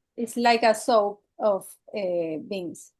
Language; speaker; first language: English; non-native, learner; Spanish